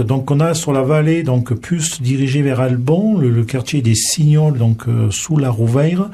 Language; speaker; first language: French; native; French